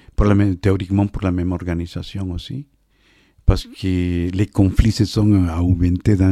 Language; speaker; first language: French; non-native, fluent; Spanish